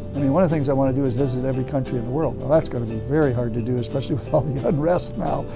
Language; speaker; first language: English; native; English